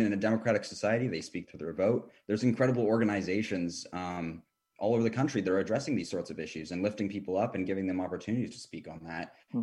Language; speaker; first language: English; native; English